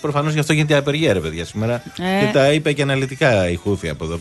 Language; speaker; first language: Greek; native; Greek